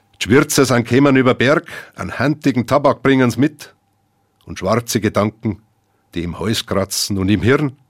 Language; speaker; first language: German; native; German